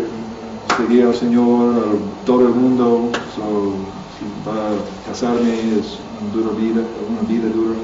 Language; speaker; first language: Spanish; non-native, learner; English